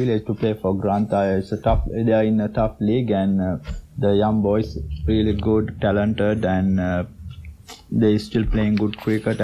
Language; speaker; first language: English; non-native, local second language; Sinhala